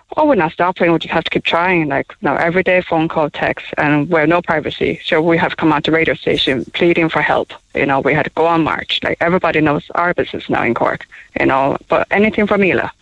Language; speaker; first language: English; non-native, fluent; Chinese